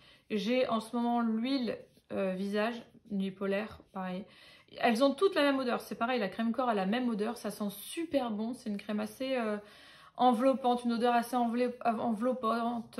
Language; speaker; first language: French; native; French